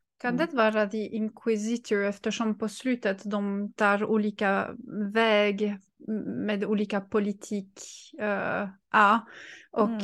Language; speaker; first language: Swedish; non-native, fluent; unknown